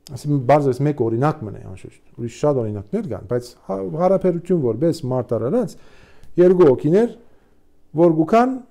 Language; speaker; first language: Armenian; early bilingual, heritage; Armenian